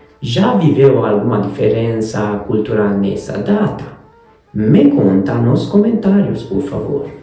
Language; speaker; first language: Portuguese; non-native, fluent; Hungarian